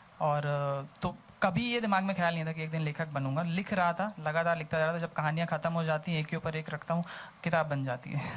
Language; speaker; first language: Hindi; native; Hindi